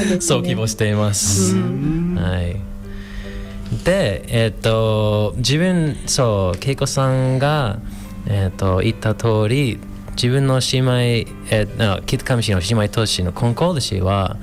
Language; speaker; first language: Japanese; non-native, fluent; English